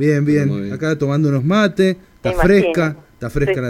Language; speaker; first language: Spanish; native; Spanish